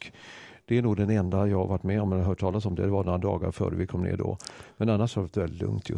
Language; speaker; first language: Swedish; native; Swedish